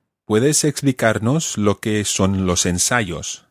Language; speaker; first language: Spanish; non-native, fluent; English